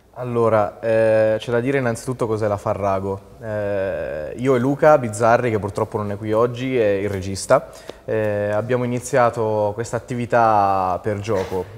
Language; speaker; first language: Italian; native; Italian